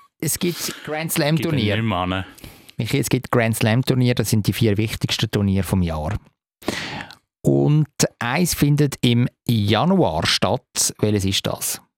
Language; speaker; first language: German; native; German